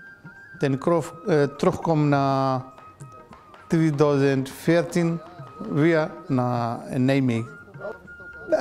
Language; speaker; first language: Dutch; non-native, learner; Punjabi